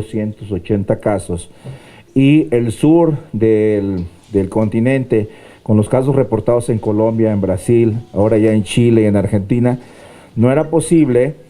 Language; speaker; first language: Spanish; native; Spanish